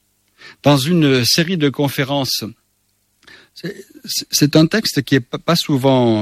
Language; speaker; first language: French; native; French